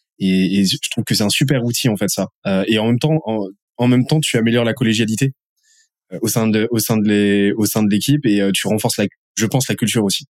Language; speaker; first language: French; native; French